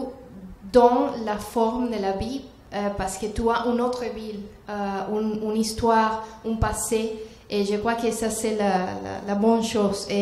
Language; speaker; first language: French; non-native, learner; Spanish